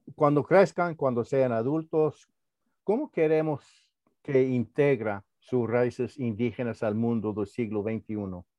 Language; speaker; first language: Spanish; early bilingual, heritage; Spanish